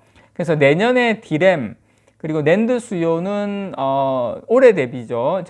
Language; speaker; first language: Korean; native; Korean